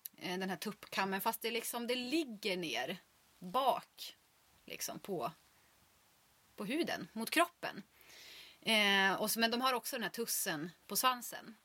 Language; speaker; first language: Swedish; native; Swedish